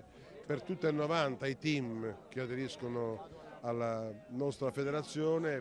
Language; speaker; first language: Italian; native; Italian